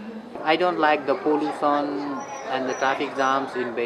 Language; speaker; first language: English; non-native, fluent; Nepali